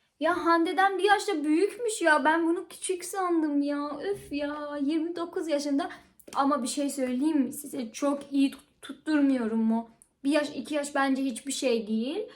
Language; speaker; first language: Turkish; non-native, fluent; Persian